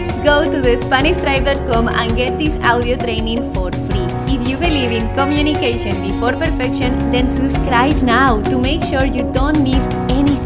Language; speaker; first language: English; non-native, fluent; Spanish